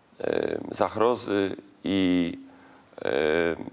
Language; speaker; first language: Ukrainian; non-native, learner; Polish